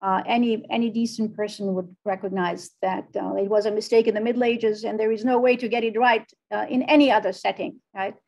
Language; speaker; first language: English; non-native, fluent; Arabic